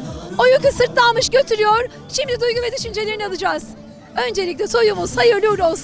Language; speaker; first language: Turkish; native; Turkish